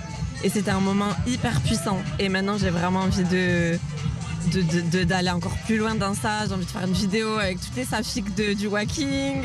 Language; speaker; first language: French; native; French